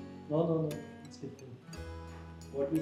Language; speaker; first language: English; non-native, local second language; Marathi